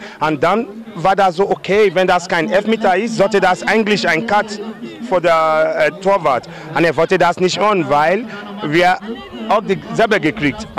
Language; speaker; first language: German; non-native, fluent; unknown